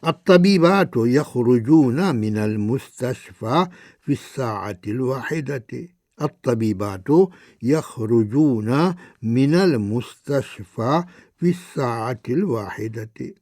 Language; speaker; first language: Arabic; non-native, fluent; Urdu